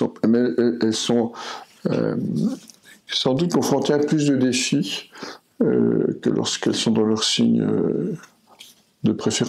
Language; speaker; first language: French; native; French